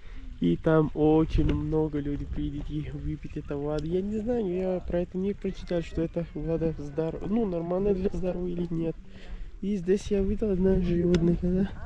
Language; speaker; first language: Russian; non-native, learner; Persian